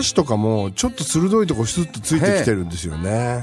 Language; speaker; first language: Japanese; native; Japanese